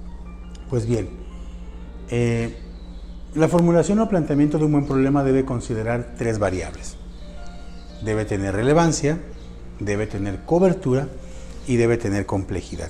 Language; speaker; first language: Spanish; native; Spanish